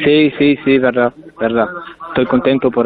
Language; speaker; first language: Spanish; non-native, fluent; French